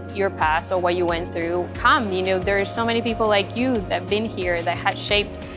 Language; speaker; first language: English; non-native, fluent; Spanish